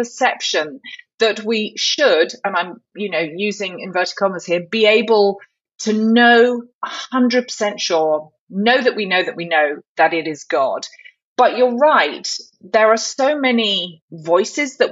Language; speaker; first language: English; native; English